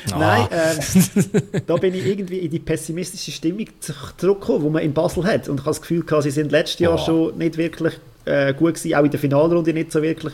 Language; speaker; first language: German; native; German